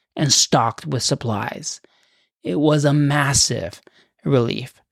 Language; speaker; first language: English; native; English